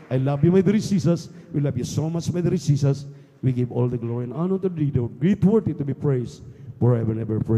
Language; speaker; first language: English; non-native, local second language; Filipino